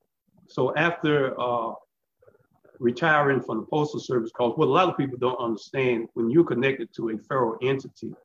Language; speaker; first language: English; native; English